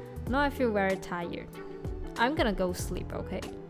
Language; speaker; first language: English; non-native, local second language; Chinese